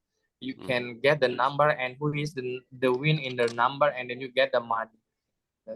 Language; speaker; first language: English; non-native, learner; Indonesian